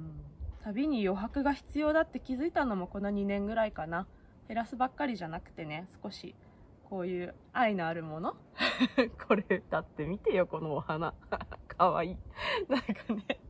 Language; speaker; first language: Japanese; native; Japanese